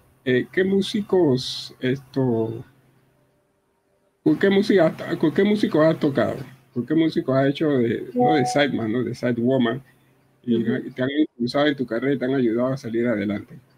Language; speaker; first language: Spanish; native; Spanish